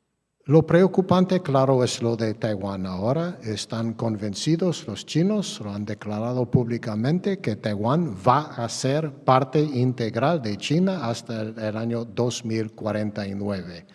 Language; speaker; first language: Spanish; non-native, fluent; English